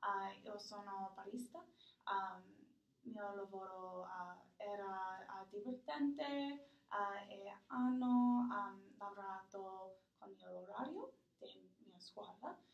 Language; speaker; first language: Italian; non-native, learner; English